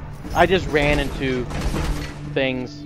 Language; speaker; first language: English; native; English